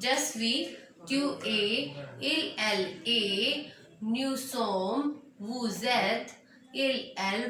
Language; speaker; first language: French; non-native, learner; Hindi